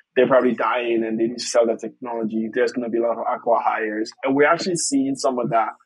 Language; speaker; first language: English; non-native, fluent; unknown